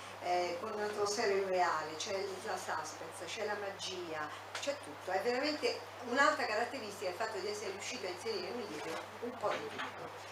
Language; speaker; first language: Italian; native; Italian